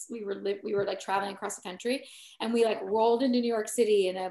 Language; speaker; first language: English; native; English